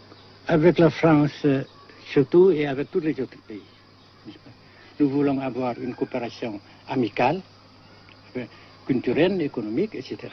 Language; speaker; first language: French; non-native, fluent; Vietnamese